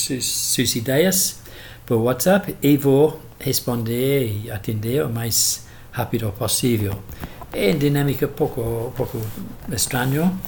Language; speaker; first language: Portuguese; non-native, fluent; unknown